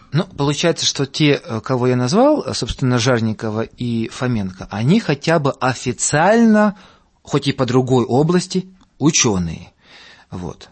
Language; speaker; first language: Russian; non-native, fluent; Latvian